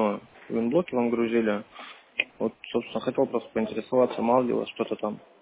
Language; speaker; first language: Russian; native; Russian